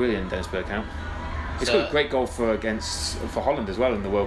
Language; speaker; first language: English; native; English